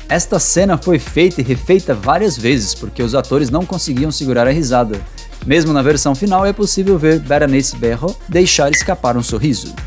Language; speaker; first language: Portuguese; native; Portuguese